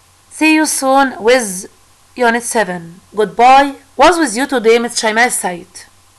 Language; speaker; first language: English; non-native, fluent; Arabic